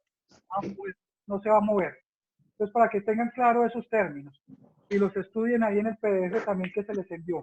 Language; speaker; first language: Spanish; native; Spanish